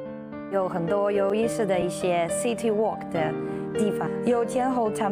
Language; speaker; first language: Chinese; non-native, fluent; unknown